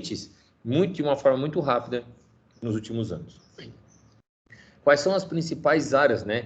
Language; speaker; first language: Portuguese; native; Portuguese